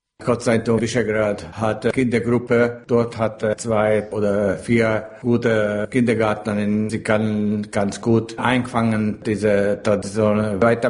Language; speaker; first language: German; non-native, local second language; Hungarian